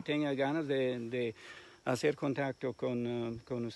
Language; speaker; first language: Spanish; non-native, fluent; English